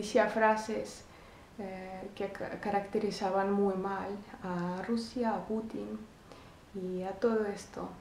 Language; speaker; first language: Spanish; non-native, fluent; Russian